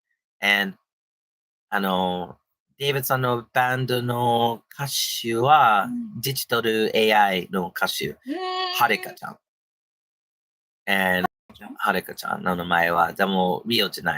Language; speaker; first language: Japanese; non-native, learner; English